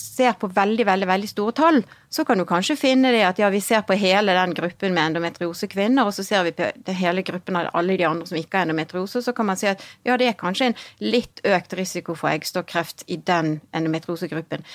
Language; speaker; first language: Norwegian; native; Norwegian